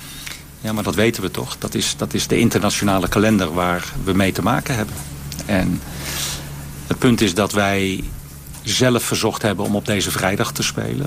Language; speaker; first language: Dutch; native; Dutch